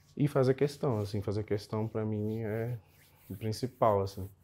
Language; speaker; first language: Portuguese; native; Portuguese